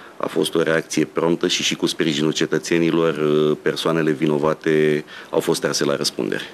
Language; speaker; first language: Romanian; native; Romanian